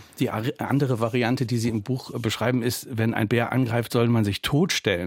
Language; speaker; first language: German; native; German